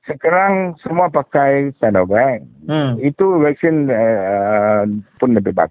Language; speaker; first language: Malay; non-native, local second language; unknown